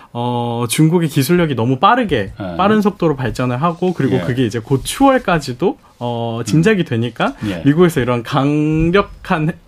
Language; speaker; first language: Korean; early bilingual, heritage; Korean